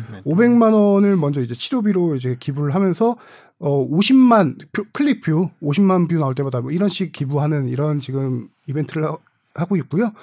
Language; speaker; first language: Korean; native; Korean